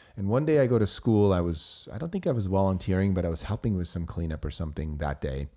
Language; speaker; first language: English; non-native, fluent; German